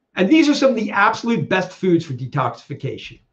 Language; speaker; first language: English; native; English